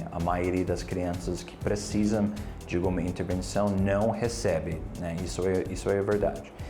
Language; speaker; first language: Portuguese; non-native, fluent; English